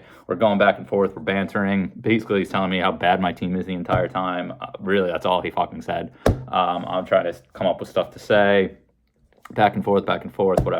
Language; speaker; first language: English; native; English